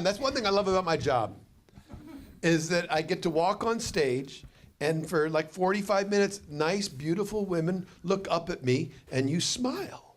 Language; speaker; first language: English; native; English